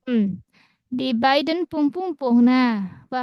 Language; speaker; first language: German; non-native, fluent; Indonesian